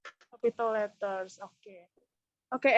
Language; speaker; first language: English; non-native, learner; Indonesian